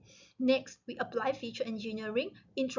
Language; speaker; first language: English; non-native, local second language; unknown